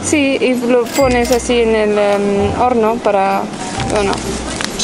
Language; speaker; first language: Spanish; non-native, fluent; Turkish